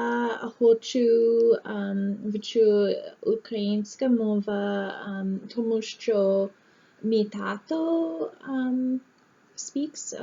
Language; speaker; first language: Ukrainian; non-native, learner; English